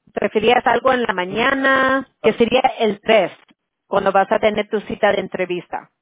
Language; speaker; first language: Spanish; early bilingual, other home language; English